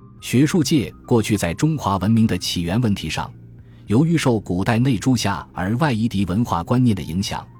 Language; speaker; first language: Chinese; native; Chinese